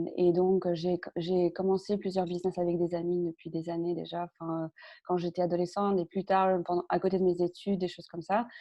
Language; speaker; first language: French; early bilingual, other home language; Spanish